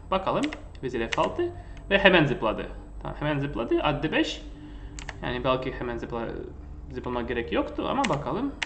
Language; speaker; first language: Turkish; non-native, fluent; Russian